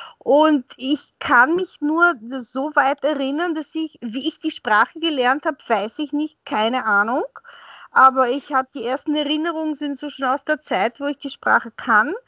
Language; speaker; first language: German; early bilingual, other home language; Bulgarian